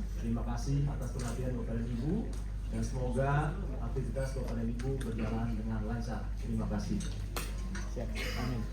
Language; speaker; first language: Indonesian; native; Indonesian